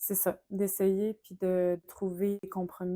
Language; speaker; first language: French; native; French